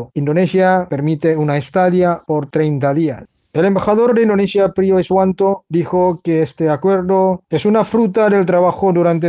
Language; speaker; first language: Spanish; non-native, fluent; Indonesian